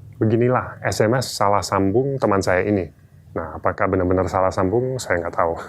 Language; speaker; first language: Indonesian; non-native, fluent; English